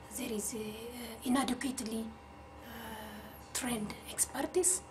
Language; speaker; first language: English; non-native, fluent; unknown